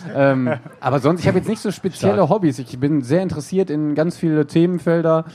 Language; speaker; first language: German; native; German